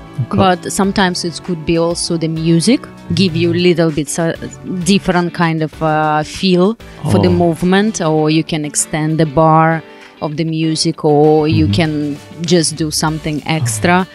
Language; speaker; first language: English; non-native, fluent; Russian